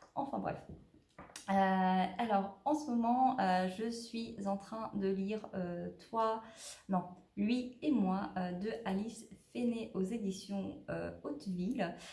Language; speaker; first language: French; native; French